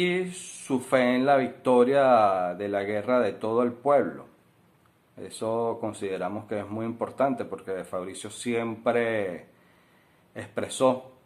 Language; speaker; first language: Spanish; native; Spanish